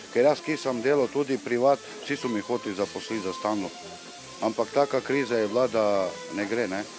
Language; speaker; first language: Slovenian; non-native, local second language; Romany